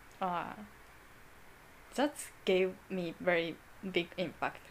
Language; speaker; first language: English; non-native, learner; Japanese